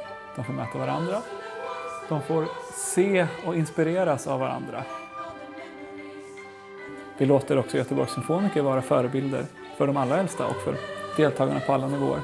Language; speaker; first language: Swedish; native; Swedish